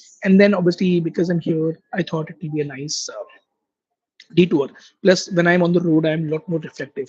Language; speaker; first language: English; non-native, local second language; Hindi